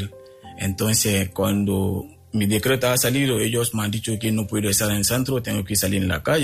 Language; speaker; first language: Spanish; non-native, local second language; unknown